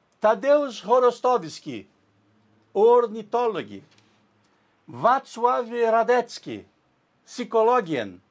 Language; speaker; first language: Polish; non-native, learner; Portuguese